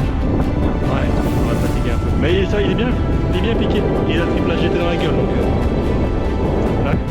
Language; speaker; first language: French; native; French